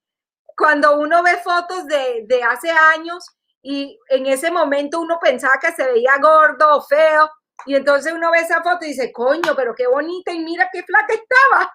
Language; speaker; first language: Spanish; early bilingual, heritage; Spanish